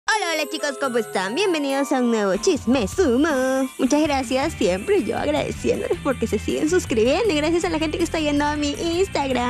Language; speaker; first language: Spanish; native; Spanish